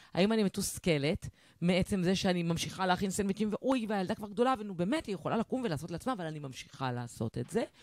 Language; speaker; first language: Hebrew; native; Hebrew